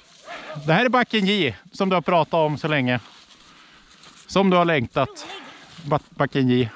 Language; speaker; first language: Swedish; native; Swedish